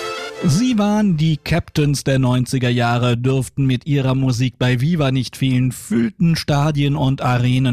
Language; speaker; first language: German; native; German